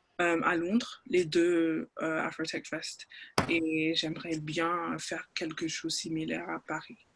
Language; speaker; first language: French; non-native, fluent; English